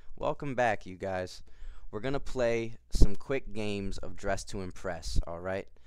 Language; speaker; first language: English; native; English